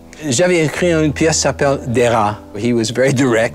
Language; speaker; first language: French; non-native, learner; English